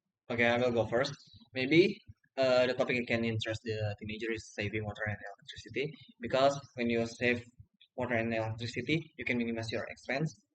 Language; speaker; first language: English; non-native, learner; Indonesian